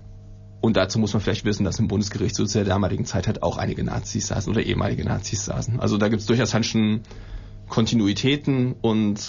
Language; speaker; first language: German; native; German